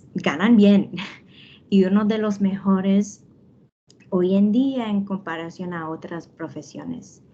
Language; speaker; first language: Spanish; early bilingual, heritage; Spanish